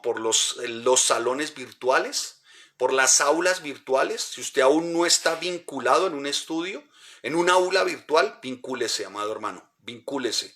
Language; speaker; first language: Spanish; native; Spanish